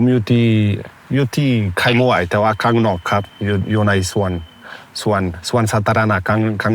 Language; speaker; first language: Thai; non-native, fluent; Polish